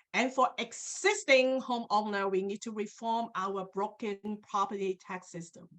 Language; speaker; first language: English; non-native, local second language; Cantonese